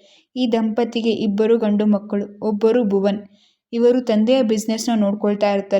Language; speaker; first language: Kannada; native; Kannada